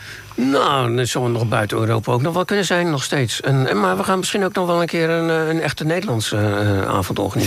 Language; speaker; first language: Dutch; native; Dutch